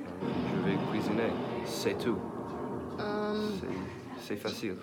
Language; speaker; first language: French; non-native, learner; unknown